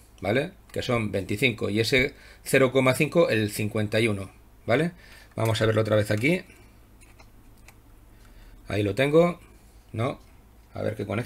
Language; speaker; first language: Spanish; native; Spanish